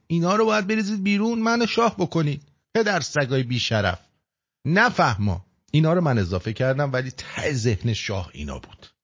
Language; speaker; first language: Persian; native; Persian